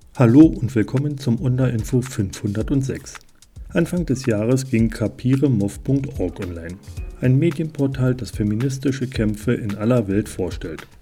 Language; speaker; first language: German; native; German